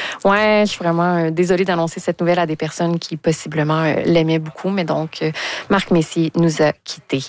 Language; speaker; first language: French; native; French